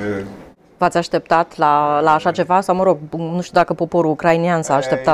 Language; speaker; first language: Romanian; native; Romanian